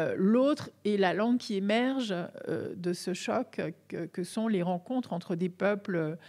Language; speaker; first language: French; native; French